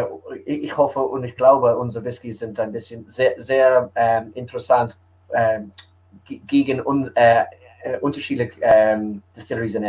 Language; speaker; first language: German; early bilingual, heritage; English